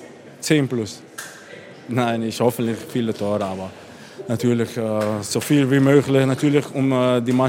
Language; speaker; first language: German; non-native, fluent; Dutch